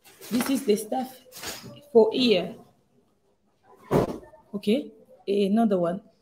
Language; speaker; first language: English; non-native, learner; Lingala